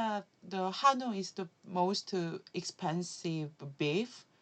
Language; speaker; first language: English; non-native, learner; Korean